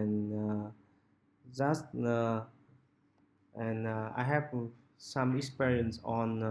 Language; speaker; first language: English; non-native, local second language; Vietnamese